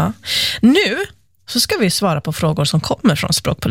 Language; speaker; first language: Swedish; native; Swedish